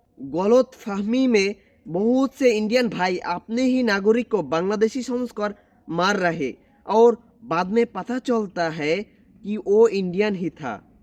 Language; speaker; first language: Hindi; non-native, learner; Bangla